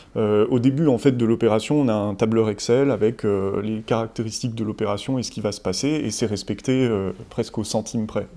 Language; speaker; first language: French; native; French